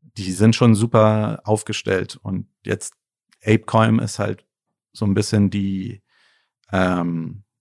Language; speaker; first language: German; native; German